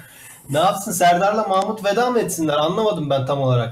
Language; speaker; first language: Turkish; native; Turkish